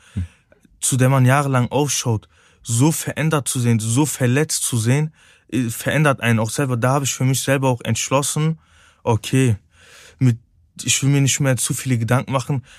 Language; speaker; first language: German; native; German